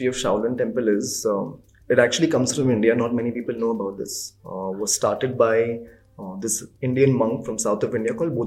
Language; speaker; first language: English; non-native, local second language; Hindi